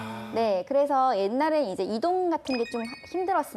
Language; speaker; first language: Korean; native; Korean